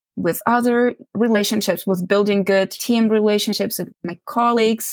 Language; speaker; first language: English; non-native, fluent; Ukrainian